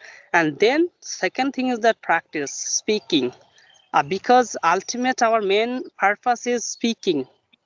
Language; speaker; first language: English; non-native, local second language; Bangla